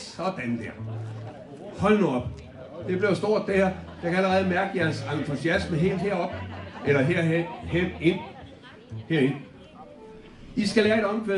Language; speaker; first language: Danish; native; Danish